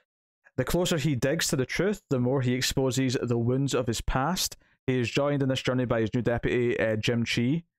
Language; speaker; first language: English; native; English